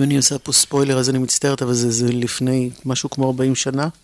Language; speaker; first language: Hebrew; native; Hebrew